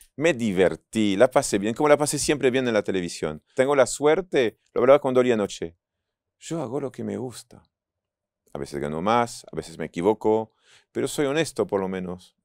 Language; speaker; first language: Spanish; non-native, fluent; French